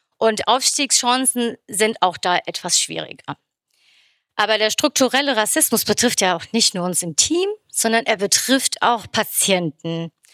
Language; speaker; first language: German; early bilingual, other home language; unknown